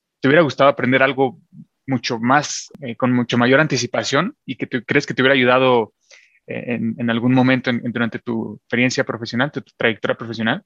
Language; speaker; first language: Spanish; native; Spanish